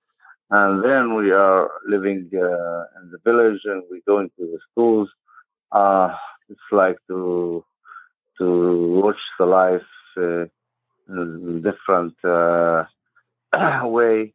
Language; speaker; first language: English; non-native, learner; Arabic